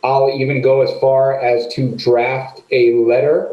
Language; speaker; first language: English; native; English